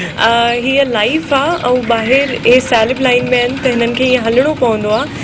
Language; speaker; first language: Sindhi; early bilingual, heritage; Sindhi